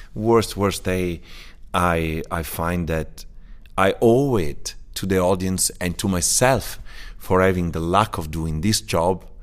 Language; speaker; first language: English; early bilingual, other home language; Italian